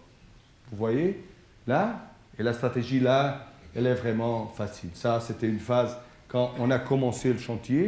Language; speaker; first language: French; non-native, fluent; Portuguese